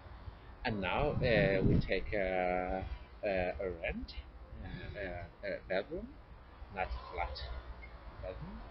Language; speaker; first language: English; non-native, learner; Spanish